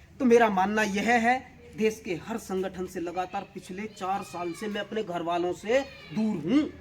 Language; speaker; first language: Hindi; native; Hindi